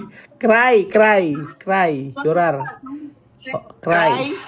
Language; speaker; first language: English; non-native, local second language; Filipino